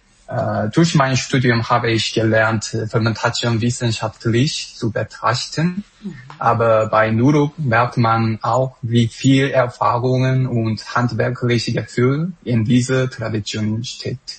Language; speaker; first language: German; non-native, fluent; Korean